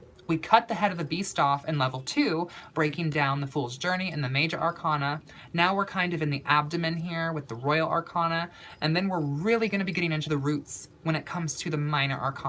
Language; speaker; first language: English; native; English